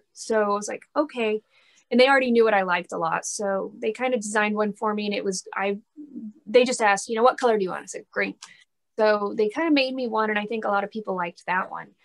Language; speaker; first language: English; native; English